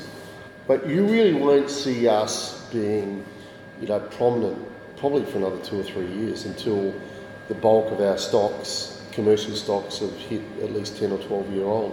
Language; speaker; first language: English; native; English